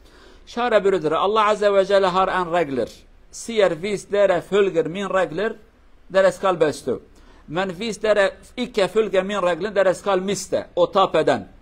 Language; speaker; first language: Norwegian; non-native, learner; Kurdish